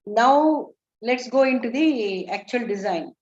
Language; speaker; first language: English; non-native, local second language; Kannada